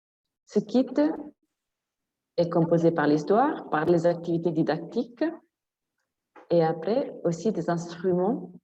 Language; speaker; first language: French; non-native, fluent; Italian